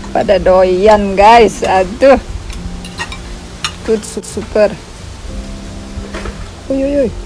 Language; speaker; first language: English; non-native, learner; Indonesian